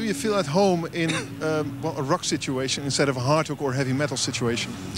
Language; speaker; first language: English; non-native, fluent; Dutch